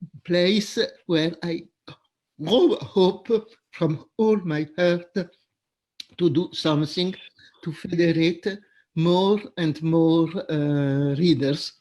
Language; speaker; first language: English; non-native, fluent; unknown